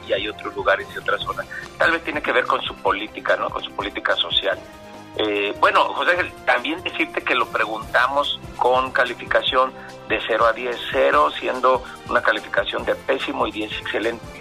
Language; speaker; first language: Spanish; native; Spanish